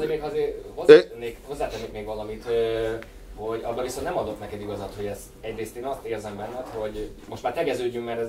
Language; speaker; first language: Hungarian; native; Hungarian